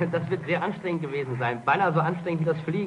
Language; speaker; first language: German; native; German